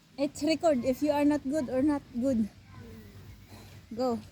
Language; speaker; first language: English; non-native, local second language; Filipino